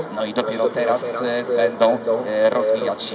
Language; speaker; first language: Polish; native; Polish